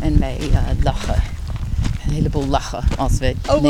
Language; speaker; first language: Dutch; early bilingual, heritage; Dutch